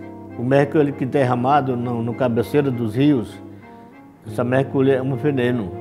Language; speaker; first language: Portuguese; non-native, local second language; Yanomámi